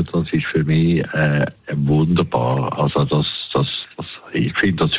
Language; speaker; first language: German; non-native, fluent; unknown